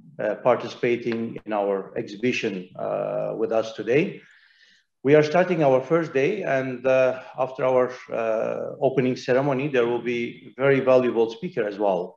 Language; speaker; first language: English; non-native, fluent; Turkish